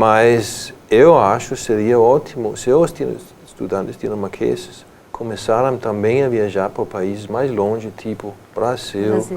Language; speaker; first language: Portuguese; non-native, fluent; Danish